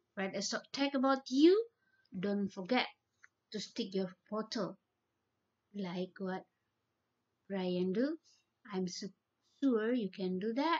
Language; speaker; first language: English; non-native, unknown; Indonesian